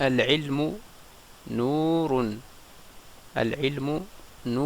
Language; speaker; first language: Arabic; non-native, fluent; French